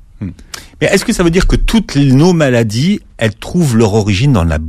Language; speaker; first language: French; native; French